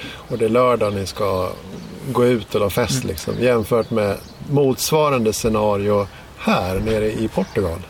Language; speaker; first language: Swedish; native; Swedish